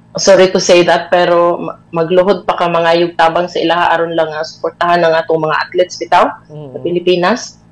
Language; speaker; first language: Cebuano; non-native, local second language; Aklanon